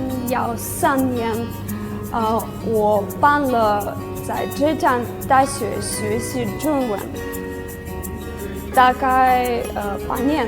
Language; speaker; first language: Chinese; non-native, fluent; Russian